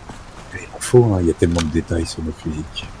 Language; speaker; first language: French; native; French